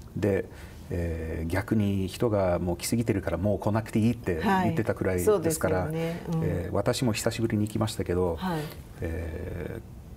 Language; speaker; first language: Japanese; non-native, fluent; English